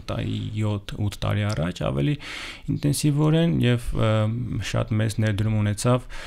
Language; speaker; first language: Armenian; native; Armenian